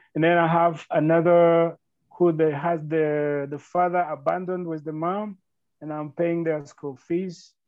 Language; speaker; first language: English; non-native, local second language; Kinyarwanda